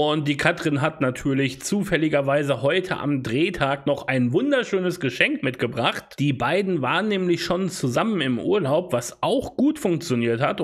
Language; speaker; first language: German; native; German